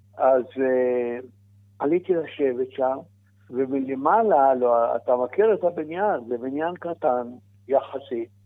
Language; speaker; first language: Hebrew; non-native, fluent; Arabic